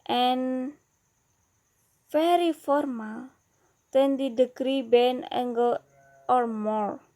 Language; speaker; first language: English; non-native, learner; Indonesian